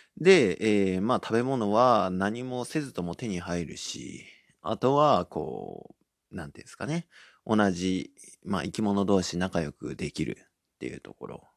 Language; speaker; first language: Japanese; native; Japanese